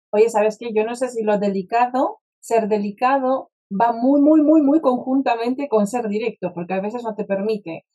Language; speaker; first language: Spanish; non-native, fluent; Polish